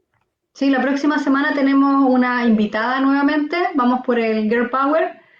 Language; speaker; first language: Spanish; native; Spanish